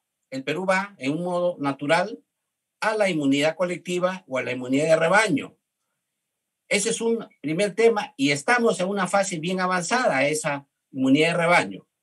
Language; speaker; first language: Spanish; native; Spanish